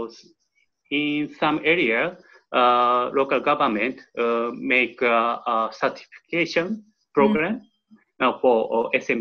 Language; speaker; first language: English; non-native, learner; Japanese